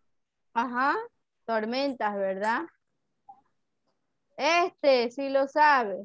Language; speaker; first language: Spanish; native; Spanish